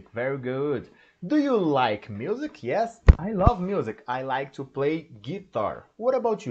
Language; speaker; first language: English; non-native, learner; Portuguese